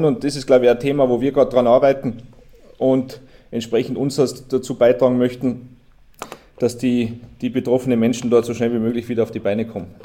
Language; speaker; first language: German; native; German